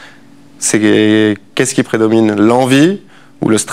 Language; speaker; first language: French; native; French